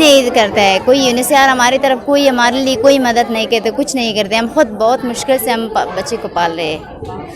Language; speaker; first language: Hindi; non-native, learner; Persian